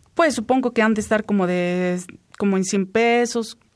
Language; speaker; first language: Spanish; native; Spanish